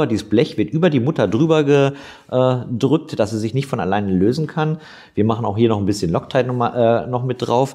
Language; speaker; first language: German; native; German